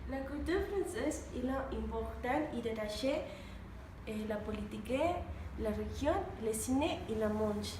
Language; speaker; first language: French; non-native, learner; Spanish